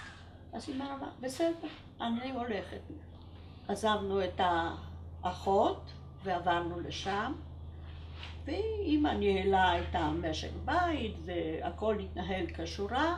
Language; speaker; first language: Hebrew; non-native, fluent; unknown